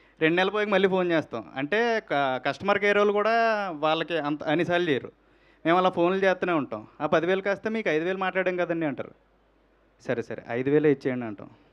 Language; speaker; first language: Telugu; native; Telugu